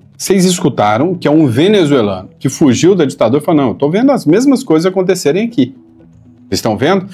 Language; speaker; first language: Portuguese; native; Portuguese